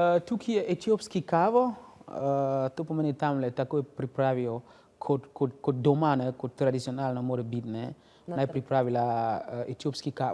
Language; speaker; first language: Slovenian; non-native, learner; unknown